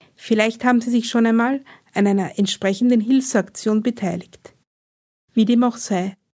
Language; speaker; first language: German; native; German